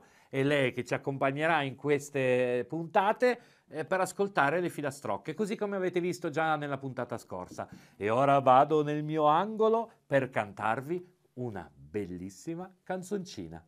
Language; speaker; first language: Italian; native; Italian